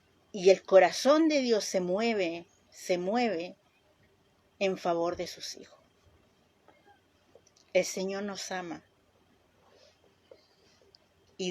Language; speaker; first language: Spanish; native; Spanish